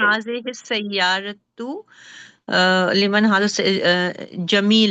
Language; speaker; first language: Hindi; native; Hindi